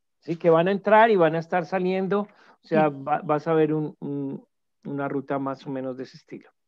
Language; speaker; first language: Spanish; native; Spanish